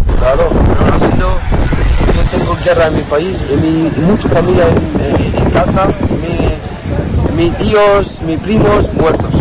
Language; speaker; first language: Spanish; non-native, learner; Arabic